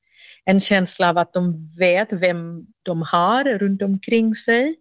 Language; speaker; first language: Swedish; non-native, fluent; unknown